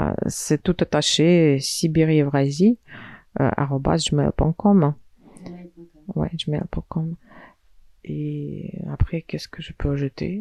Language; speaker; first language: French; non-native, fluent; Russian